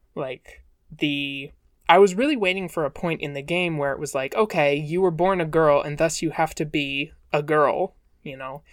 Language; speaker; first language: English; native; English